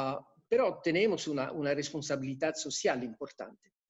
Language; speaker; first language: Spanish; non-native, fluent; French